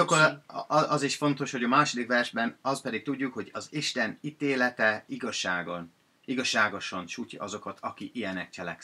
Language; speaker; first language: Hungarian; non-native, fluent; English